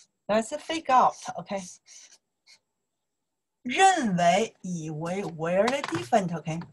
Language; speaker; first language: English; non-native, learner; Chinese